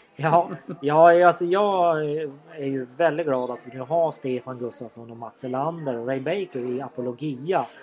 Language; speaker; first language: Swedish; native; Swedish